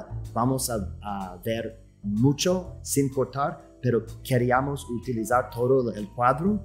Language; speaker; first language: Spanish; non-native, fluent; English